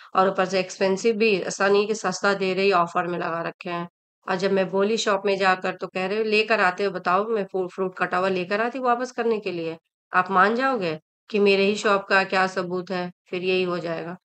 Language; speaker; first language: Hindi; native; Hindi